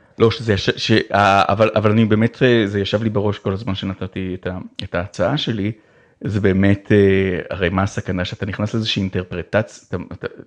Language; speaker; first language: Hebrew; native; Hebrew